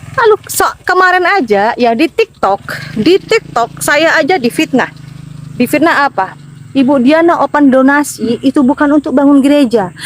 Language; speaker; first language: Indonesian; non-native, local second language; Madurese